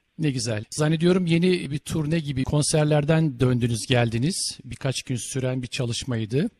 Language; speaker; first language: Turkish; native; Turkish